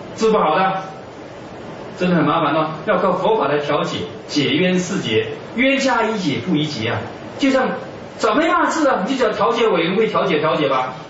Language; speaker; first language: Chinese; native; Chinese